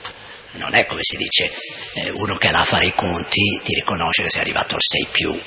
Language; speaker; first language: Italian; native; Italian